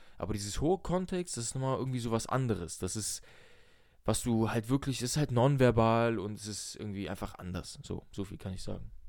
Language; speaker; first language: German; early bilingual, other home language; Russian